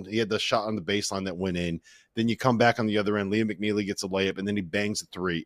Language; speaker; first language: English; native; English